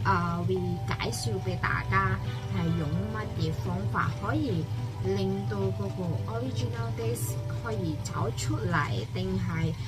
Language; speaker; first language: Cantonese; non-native, fluent; Indonesian